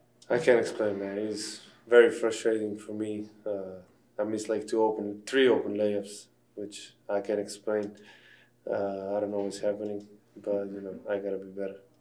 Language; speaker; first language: English; non-native, fluent; Slovenian